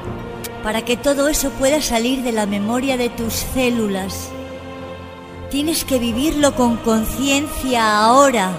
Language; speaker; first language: Spanish; native; Spanish